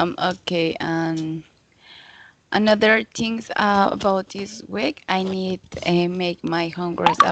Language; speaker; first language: English; non-native, learner; Spanish